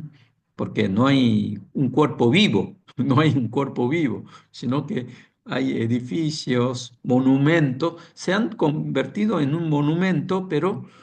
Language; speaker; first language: Spanish; non-native, fluent; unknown